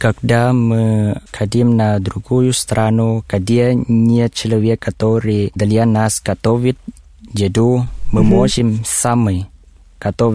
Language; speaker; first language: Russian; non-native, learner; Thai